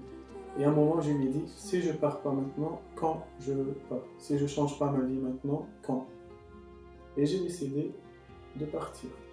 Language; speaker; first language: French; non-native, local second language; Arabic